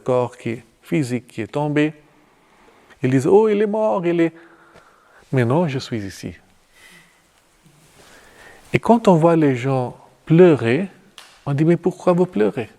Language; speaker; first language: French; non-native, fluent; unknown